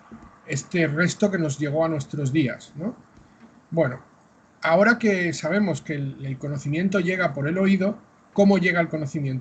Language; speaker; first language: Spanish; native; Spanish